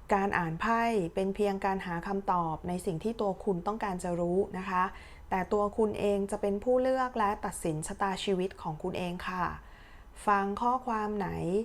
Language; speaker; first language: Thai; native; Thai